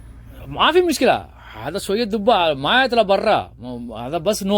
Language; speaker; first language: Arabic; non-native, learner; Tamil